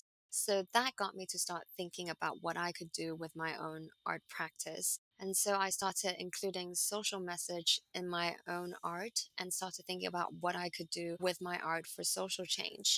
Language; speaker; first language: English; non-native, local second language; Cantonese